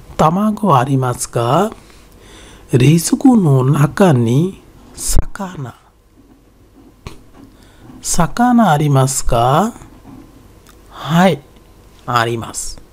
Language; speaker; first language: Japanese; non-native, learner; Bangla